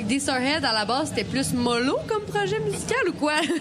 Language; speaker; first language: French; native; French